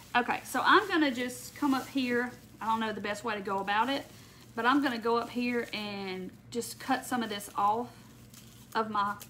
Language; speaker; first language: English; native; English